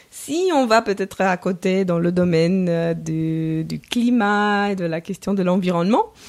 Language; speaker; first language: French; non-native, fluent; Romanian